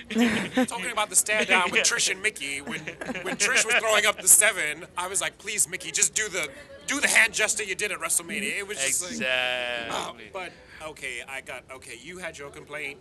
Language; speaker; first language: English; native; English